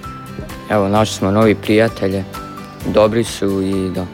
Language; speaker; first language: German; early bilingual, other home language; Croatian